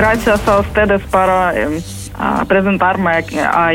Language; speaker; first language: Spanish; non-native, learner; Ukrainian